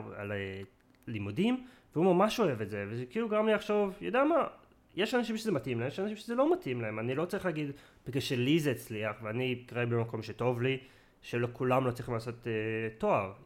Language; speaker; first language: Hebrew; native; Hebrew